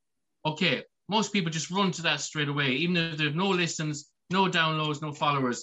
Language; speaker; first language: English; native; English